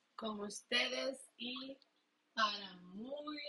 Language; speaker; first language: Spanish; native; Spanish